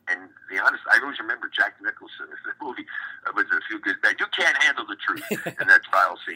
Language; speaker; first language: English; native; English